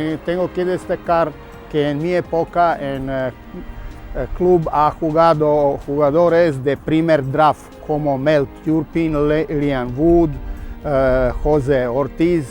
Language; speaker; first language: Spanish; non-native, fluent; Serbian